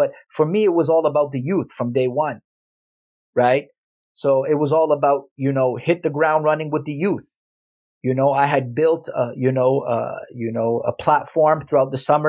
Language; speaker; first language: English; native; English